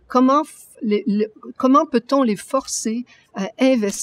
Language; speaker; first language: French; native; French